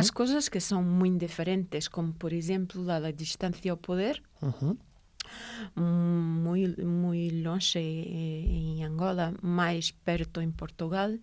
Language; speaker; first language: Spanish; non-native, fluent; Portuguese